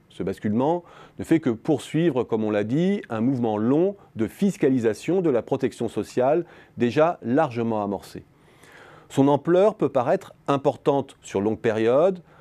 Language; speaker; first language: French; native; French